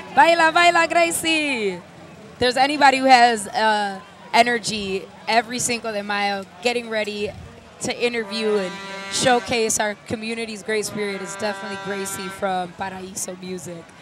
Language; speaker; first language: English; early bilingual, other home language; Spanish